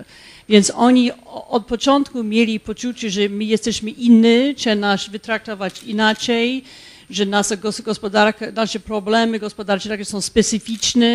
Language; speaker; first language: Polish; non-native, fluent; English